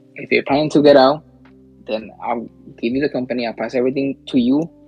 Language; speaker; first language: English; early bilingual, other home language; Spanish